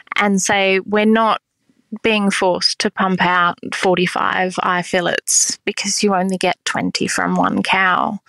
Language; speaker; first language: English; native; English